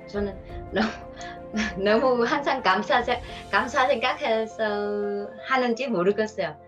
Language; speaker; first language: Korean; non-native, learner; Vietnamese